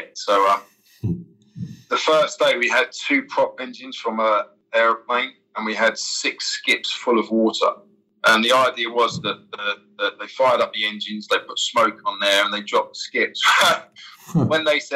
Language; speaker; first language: English; native; English